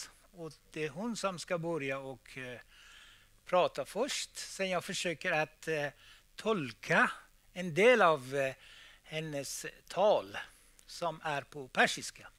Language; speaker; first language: Swedish; non-native, fluent; Persian